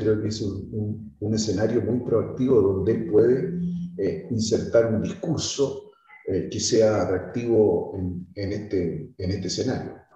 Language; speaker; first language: Spanish; native; Spanish